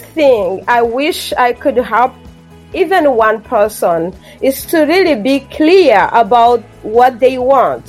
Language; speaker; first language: English; non-native, local second language; Kinyarwanda